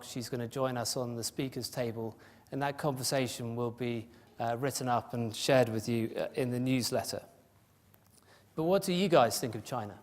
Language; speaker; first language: English; native; English